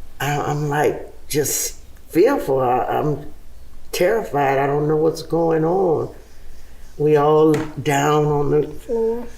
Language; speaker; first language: English; native; English